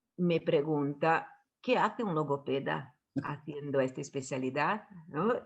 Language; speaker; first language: Spanish; non-native, fluent; Portuguese